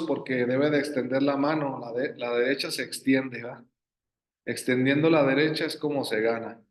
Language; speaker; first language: Spanish; native; Spanish